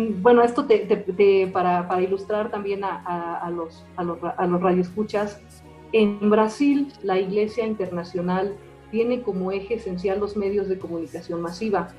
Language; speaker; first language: Spanish; native; Spanish